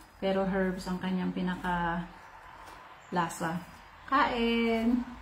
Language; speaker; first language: Filipino; native; Filipino